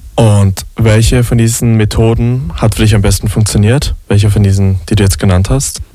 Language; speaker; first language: German; native; German